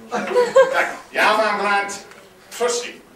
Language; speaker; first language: Czech; non-native, learner; English